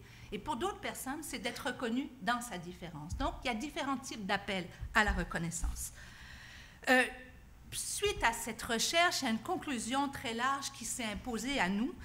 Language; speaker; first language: French; native; French